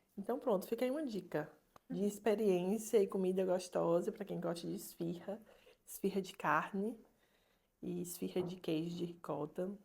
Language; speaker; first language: Portuguese; native; Portuguese